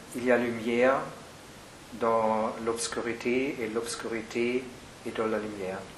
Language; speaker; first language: French; non-native, fluent; German